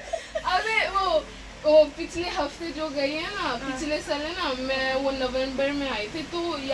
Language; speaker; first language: Hindi; early bilingual, other home language; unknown